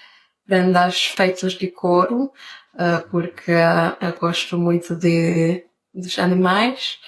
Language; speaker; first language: Portuguese; non-native, learner; Hungarian